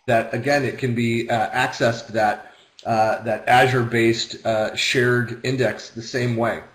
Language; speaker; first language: English; native; English